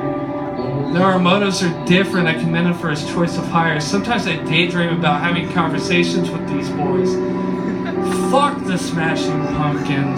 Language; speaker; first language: English; native; English